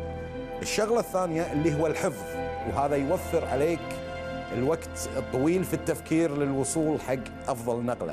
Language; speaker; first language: Arabic; native; Arabic